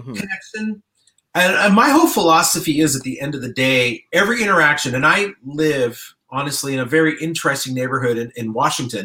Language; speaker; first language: English; native; English